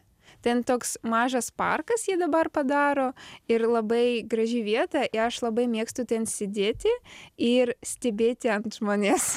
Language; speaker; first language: Lithuanian; non-native, learner; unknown